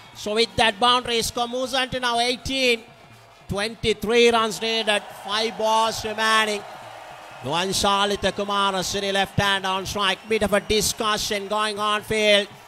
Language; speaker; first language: English; non-native, local second language; Sinhala